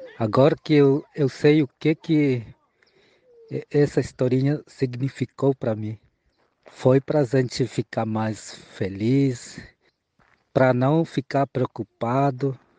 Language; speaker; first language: Portuguese; early bilingual, other home language; Guarani